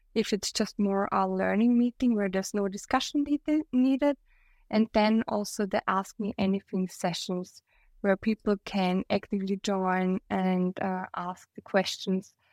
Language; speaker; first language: English; non-native, fluent; German